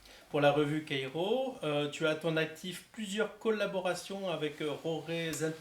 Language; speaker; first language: French; native; French